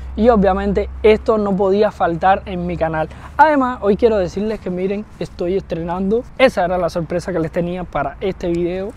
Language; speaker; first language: Spanish; native; Spanish